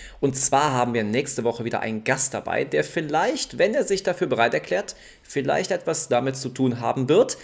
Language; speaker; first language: German; native; German